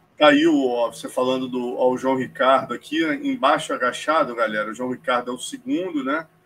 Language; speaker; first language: Portuguese; native; Portuguese